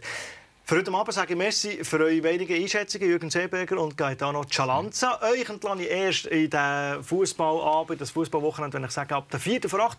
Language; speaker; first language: German; native; German